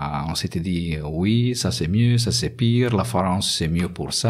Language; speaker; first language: French; non-native, fluent; Italian